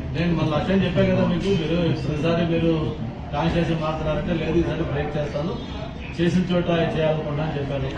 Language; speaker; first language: Telugu; native; Telugu